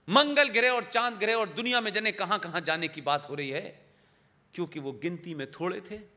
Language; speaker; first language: Hindi; native; Hindi